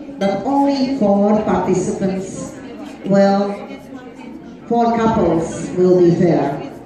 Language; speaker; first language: English; non-native, learner; Latvian